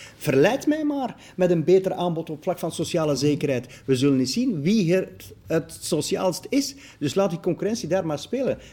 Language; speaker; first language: Dutch; native; Dutch